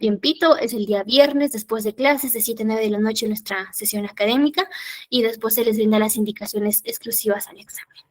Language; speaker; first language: Spanish; native; Spanish